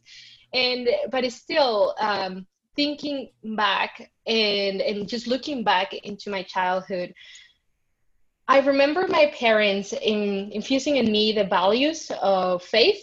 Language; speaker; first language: English; non-native, fluent; Spanish